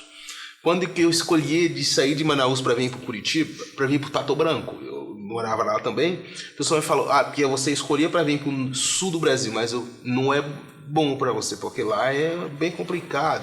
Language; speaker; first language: Portuguese; non-native, fluent; Haitian Creole